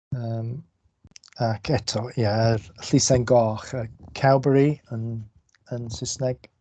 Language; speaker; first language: Welsh; non-native, local second language; English